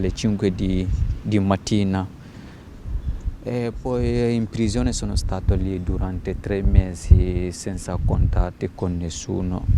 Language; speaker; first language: Italian; non-native, fluent; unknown